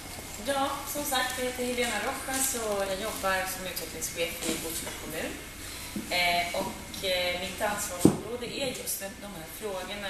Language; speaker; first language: Swedish; native; Swedish